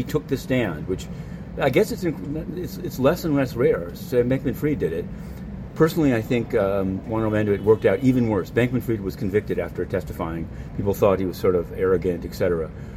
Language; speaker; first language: English; native; English